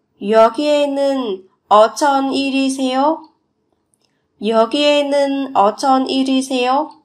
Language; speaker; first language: Korean; non-native, fluent; Vietnamese